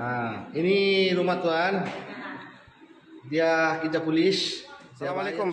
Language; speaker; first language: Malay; non-native, learner; Bangla